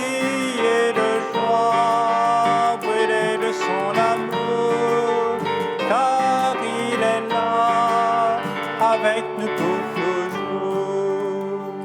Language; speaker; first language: French; native; French